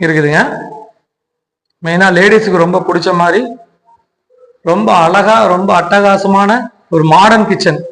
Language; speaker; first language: Tamil; native; Tamil